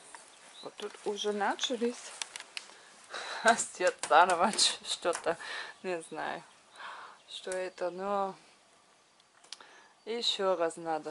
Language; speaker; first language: Russian; non-native, learner; German